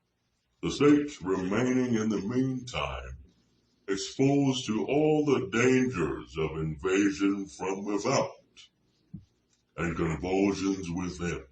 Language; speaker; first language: English; native; English